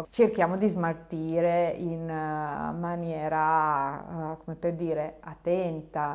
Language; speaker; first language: Italian; non-native, fluent; Serbian